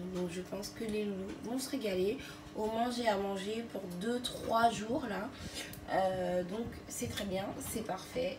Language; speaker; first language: French; native; French